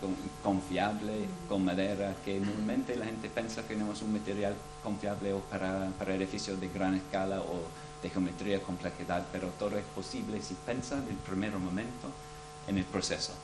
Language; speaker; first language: Spanish; non-native, fluent; English